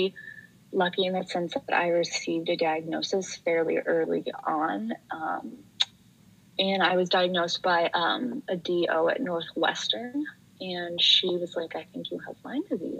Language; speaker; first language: English; native; English